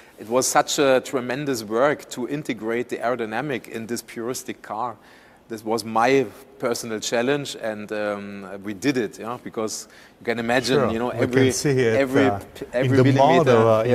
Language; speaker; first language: English; non-native, fluent; German